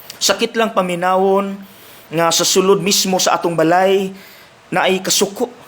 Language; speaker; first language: Cebuano; native; Cebuano